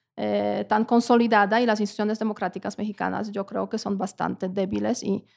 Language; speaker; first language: Spanish; non-native, fluent; Polish